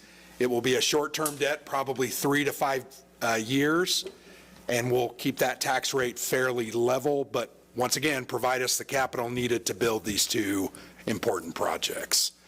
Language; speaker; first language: English; native; English